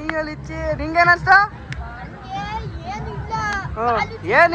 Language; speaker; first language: Kannada; native; Kannada